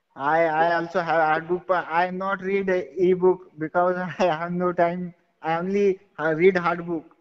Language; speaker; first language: English; non-native, local second language; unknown